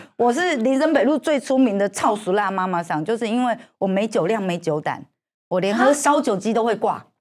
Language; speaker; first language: Chinese; native; Chinese